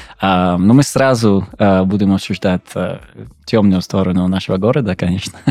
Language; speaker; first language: Russian; non-native, fluent; English